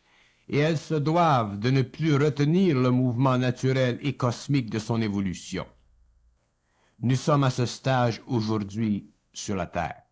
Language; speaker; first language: French; native; French